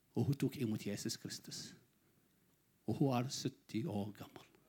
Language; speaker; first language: Norwegian; non-native, learner; Arabic